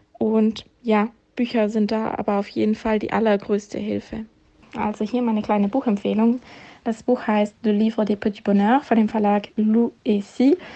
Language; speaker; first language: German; native; German